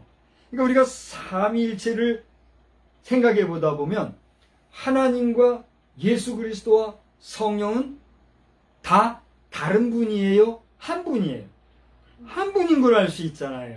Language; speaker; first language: Korean; native; Korean